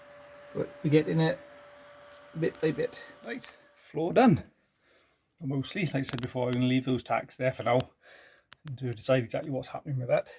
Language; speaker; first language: English; native; English